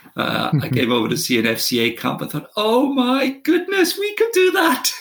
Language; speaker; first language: English; non-native, local second language; Welsh